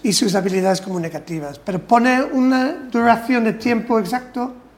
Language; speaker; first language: Spanish; non-native, fluent; English